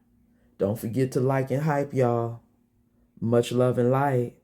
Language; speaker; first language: English; native; English